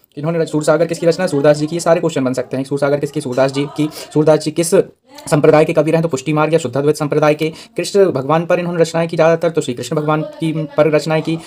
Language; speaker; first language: Hindi; native; Hindi